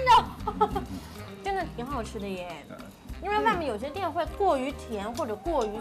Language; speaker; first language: Chinese; native; Chinese